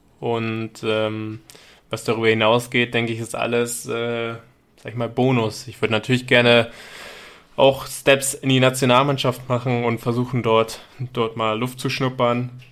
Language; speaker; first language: German; native; German